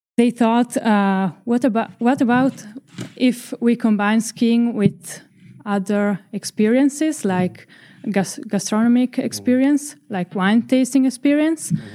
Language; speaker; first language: English; non-native, fluent; Italian